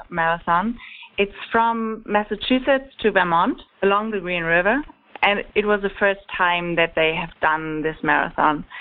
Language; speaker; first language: English; non-native, fluent; German